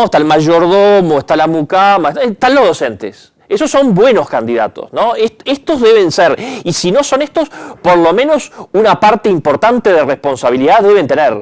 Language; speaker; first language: Spanish; native; Spanish